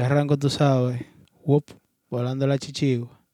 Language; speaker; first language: Spanish; native; Spanish